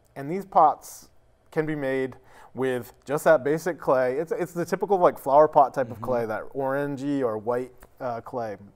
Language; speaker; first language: English; native; English